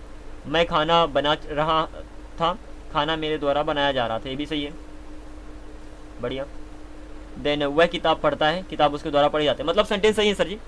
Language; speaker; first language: Hindi; native; Hindi